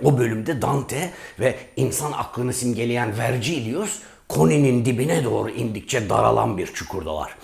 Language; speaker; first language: Turkish; native; Turkish